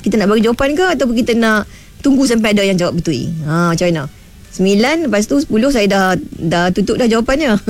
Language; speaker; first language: Malay; native; Malay